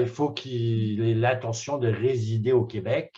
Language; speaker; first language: French; native; French